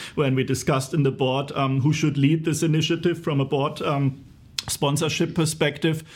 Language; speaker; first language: English; non-native, fluent; German